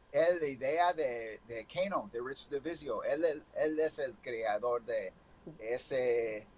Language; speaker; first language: Spanish; early bilingual, heritage; Spanish